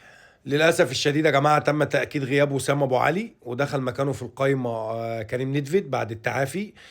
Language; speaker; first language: Arabic; native; Arabic